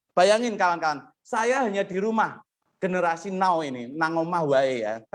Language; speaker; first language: Indonesian; non-native, local second language; Javanese